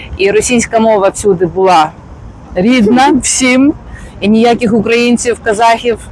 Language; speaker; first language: Ukrainian; non-native, local second language; Russian